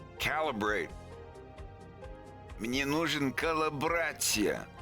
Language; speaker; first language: Russian; non-native, learner; English